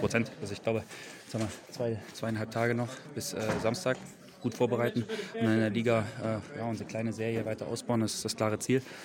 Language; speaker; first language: German; native; German